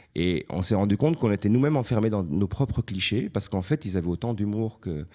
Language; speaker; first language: French; native; French